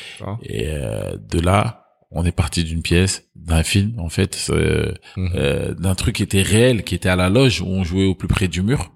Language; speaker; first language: French; early bilingual, other home language; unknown